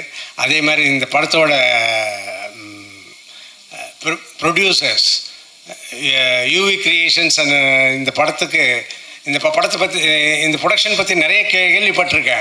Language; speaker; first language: Tamil; non-native, local second language; Telugu